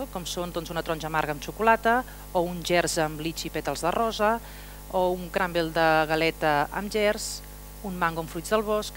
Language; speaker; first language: Catalan; native; Catalan